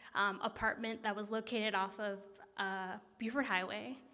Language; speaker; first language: English; native; English